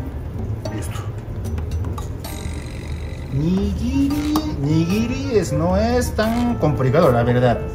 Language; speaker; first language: Spanish; non-native, learner; Japanese